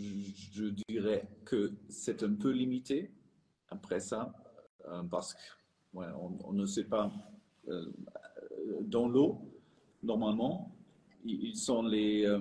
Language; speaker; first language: French; non-native, fluent; German